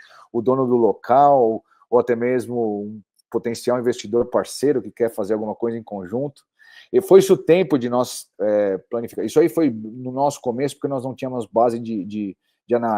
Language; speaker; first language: Portuguese; native; Portuguese